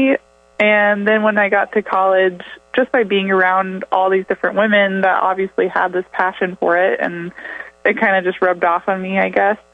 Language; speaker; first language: English; native; English